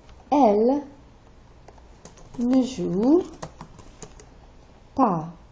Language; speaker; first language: French; non-native, fluent; English